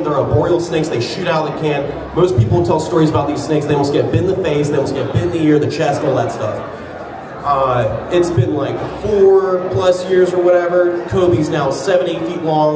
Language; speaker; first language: English; native; English